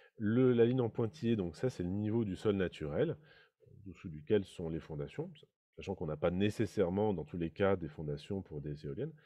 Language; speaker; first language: French; native; French